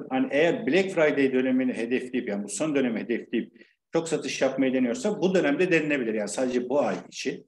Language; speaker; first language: Turkish; native; Turkish